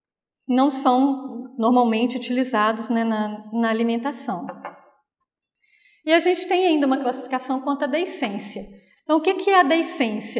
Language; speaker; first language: Portuguese; native; Portuguese